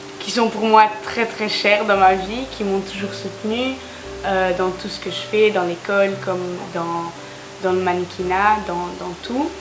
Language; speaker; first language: French; native; French